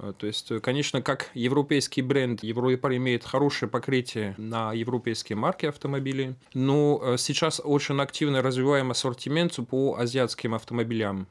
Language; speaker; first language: Russian; non-native, fluent; French